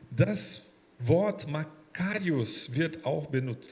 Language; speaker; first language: German; non-native, fluent; Portuguese